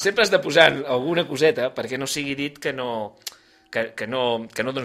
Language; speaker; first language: Catalan; native; Catalan